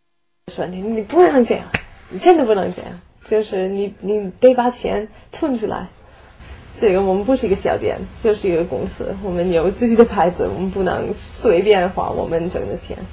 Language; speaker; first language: Chinese; non-native, fluent; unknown